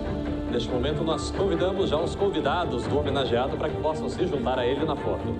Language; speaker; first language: Portuguese; native; Portuguese